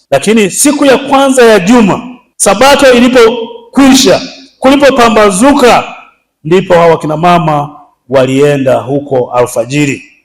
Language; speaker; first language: Swahili; native; Swahili